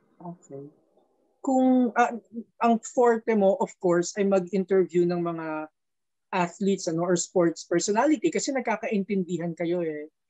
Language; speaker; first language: Filipino; native; Filipino